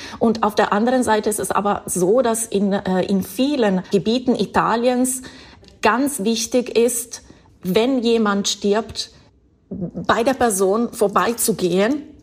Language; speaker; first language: German; non-native, fluent; Italian